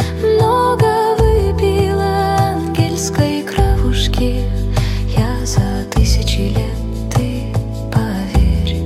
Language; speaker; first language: Russian; native; Russian